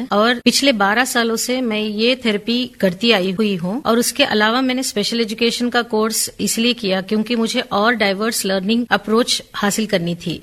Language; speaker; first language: Urdu; native; Urdu